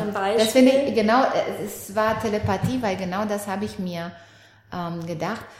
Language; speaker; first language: German; early bilingual, other home language; Romanian